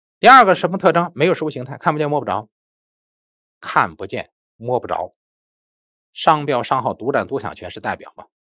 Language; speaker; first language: Chinese; native; Chinese